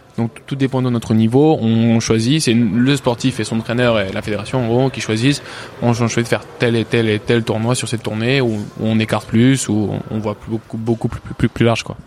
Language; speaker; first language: French; early bilingual, other home language; Bulgarian